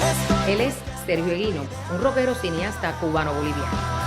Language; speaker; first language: Spanish; native; Spanish